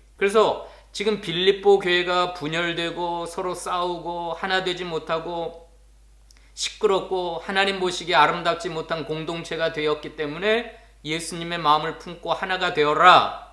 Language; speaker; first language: Korean; native; Korean